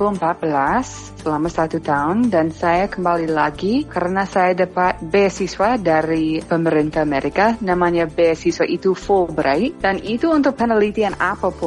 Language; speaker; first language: Indonesian; non-native, fluent; English